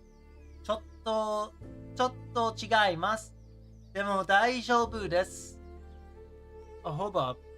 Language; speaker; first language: Japanese; non-native, learner; English